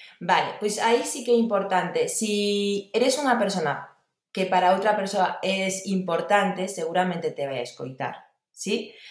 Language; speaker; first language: Galician; non-native, local second language; Spanish